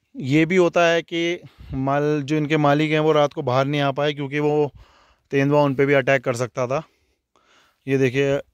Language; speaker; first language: Hindi; non-native, local second language; Garhwali